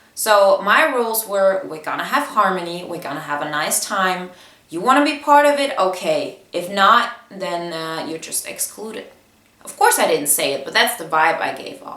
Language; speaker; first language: English; non-native, fluent; Bulgarian